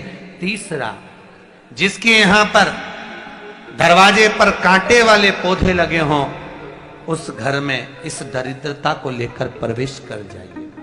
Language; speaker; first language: Hindi; native; Hindi